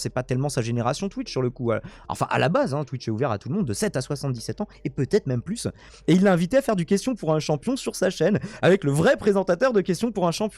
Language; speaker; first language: French; native; French